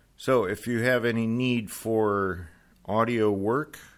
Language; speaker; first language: English; native; English